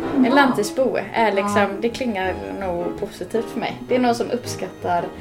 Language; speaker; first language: Swedish; native; Swedish